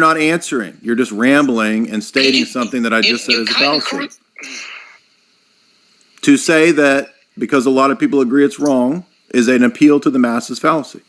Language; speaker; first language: English; native; English